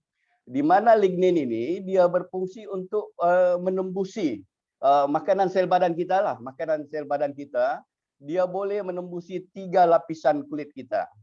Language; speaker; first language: Malay; native; Malay